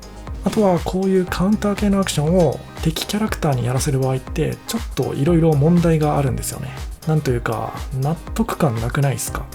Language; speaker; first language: Japanese; native; Japanese